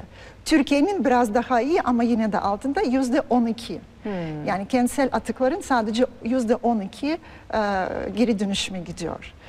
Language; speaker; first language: Turkish; non-native, fluent; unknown